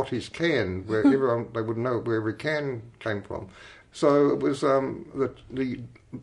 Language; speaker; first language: English; native; English